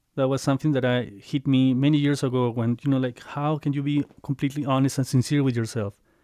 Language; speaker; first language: English; non-native, fluent; Spanish